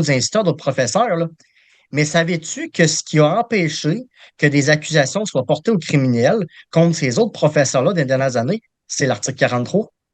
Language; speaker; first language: French; native; French